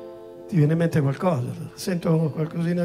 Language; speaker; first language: Italian; native; Italian